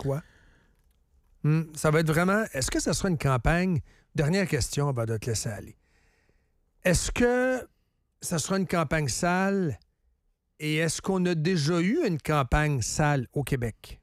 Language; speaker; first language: French; native; French